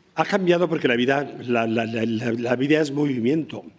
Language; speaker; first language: Spanish; native; Spanish